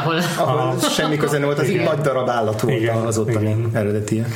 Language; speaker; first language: Hungarian; native; Hungarian